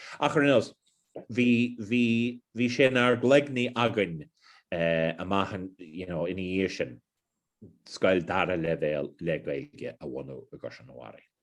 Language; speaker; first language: Irish; non-native, local second language; English